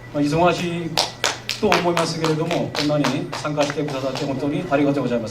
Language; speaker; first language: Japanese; non-native, fluent; Korean